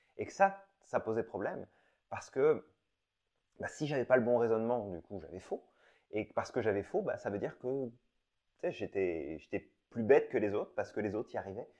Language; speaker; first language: French; native; French